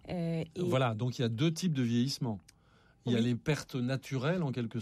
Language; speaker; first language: French; native; French